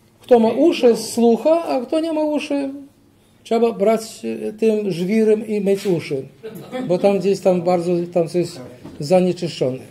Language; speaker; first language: Polish; early bilingual, heritage; Polish